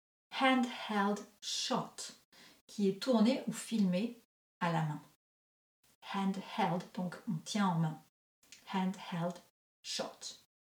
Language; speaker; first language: French; native; French